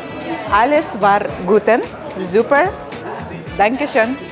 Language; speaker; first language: German; non-native, learner; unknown